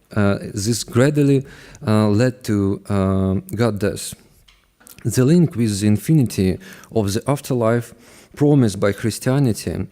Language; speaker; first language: English; non-native, fluent; Russian